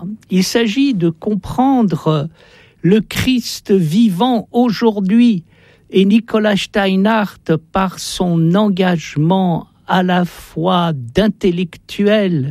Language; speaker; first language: French; native; French